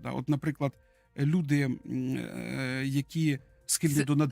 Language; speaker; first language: Ukrainian; native; Ukrainian